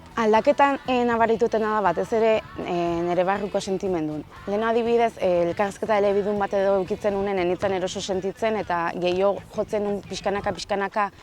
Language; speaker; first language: Basque; native; Basque